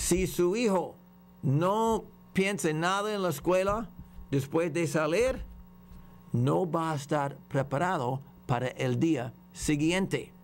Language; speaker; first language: Spanish; non-native, fluent; English